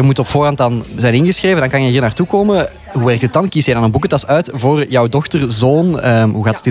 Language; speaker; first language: Dutch; native; Dutch